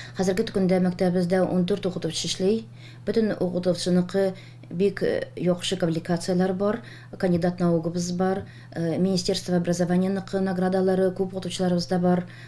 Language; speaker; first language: Tatar; native; Tatar